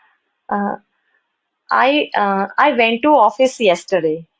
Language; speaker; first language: English; non-native, learner; Hindi